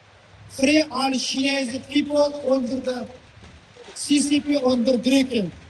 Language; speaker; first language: Dutch; non-native, learner; Uyghur